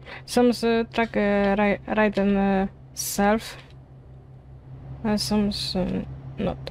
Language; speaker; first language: English; non-native, learner; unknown